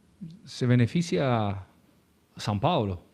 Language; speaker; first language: Portuguese; non-native, learner; Spanish